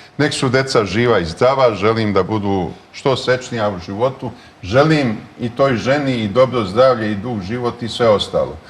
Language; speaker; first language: Bosnian; native; Bosnian